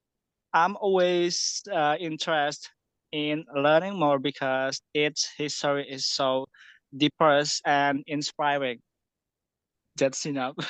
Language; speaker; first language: English; non-native, learner; Indonesian